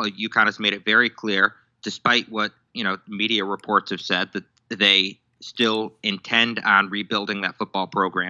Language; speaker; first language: English; native; English